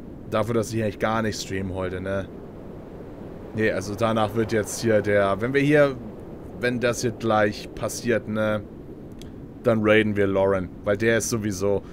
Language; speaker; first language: German; native; German